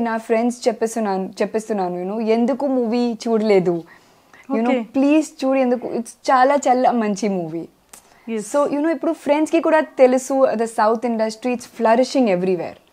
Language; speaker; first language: Telugu; non-native, local second language; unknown